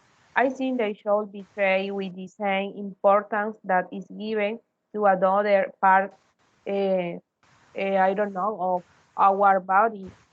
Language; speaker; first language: English; non-native, learner; Spanish